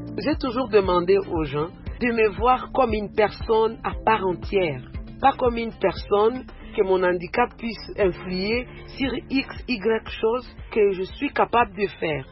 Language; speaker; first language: French; non-native, local second language; Swahili